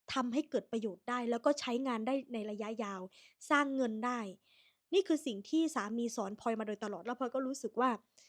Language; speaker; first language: Thai; native; Thai